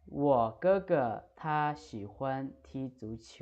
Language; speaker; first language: Chinese; non-native, fluent; Lao